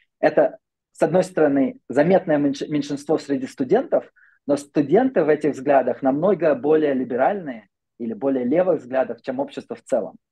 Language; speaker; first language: Russian; native; Russian